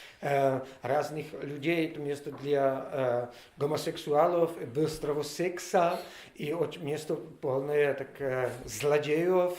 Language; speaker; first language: Russian; non-native, learner; Czech